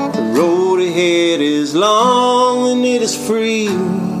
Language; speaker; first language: English; native; English